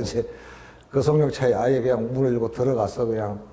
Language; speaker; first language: Korean; native; Korean